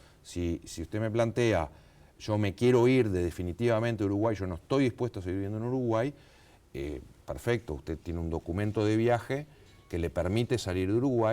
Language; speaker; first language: Spanish; native; Spanish